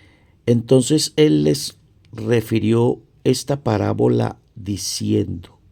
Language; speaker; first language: Spanish; native; Spanish